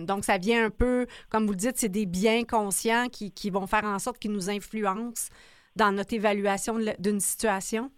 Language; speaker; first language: French; native; French